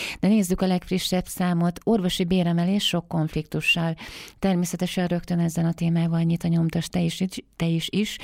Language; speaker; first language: Hungarian; native; Hungarian